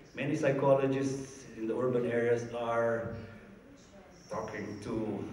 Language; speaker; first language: English; non-native, local second language; Filipino